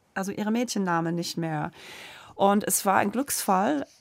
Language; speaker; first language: German; non-native, fluent; English